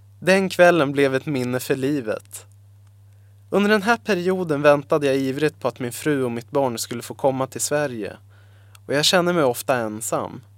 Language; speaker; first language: Swedish; non-native, fluent; Arabic